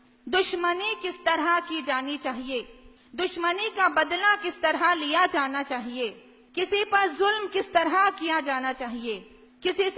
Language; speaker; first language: Urdu; native; Urdu